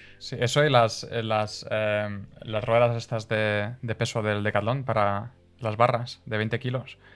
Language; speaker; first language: Spanish; non-native, fluent; Hungarian